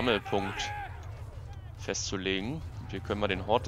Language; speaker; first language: German; native; German